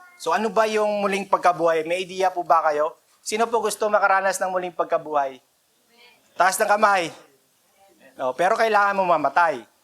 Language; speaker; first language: Filipino; non-native, local second language; Cebuano